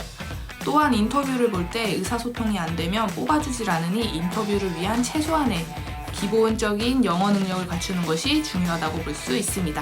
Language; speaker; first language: Korean; native; Korean